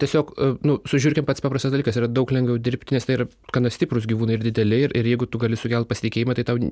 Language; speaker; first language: Lithuanian; native; Lithuanian